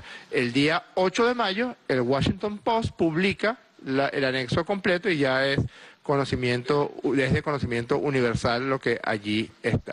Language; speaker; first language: Spanish; native; Spanish